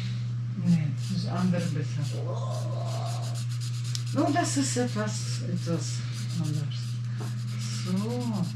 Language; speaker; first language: German; non-native, learner; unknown